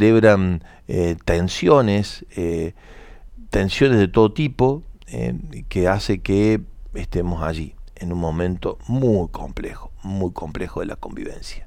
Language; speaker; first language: Spanish; native; Spanish